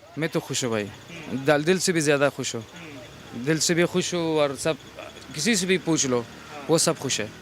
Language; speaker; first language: Hindi; non-native, fluent; Pashto